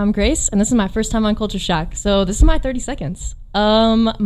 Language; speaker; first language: English; native; English